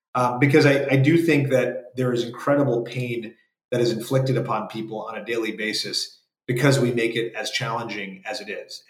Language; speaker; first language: English; native; English